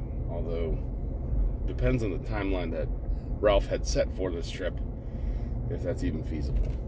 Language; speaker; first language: English; native; English